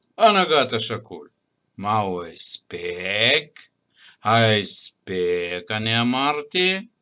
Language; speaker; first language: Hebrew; non-native, fluent; Russian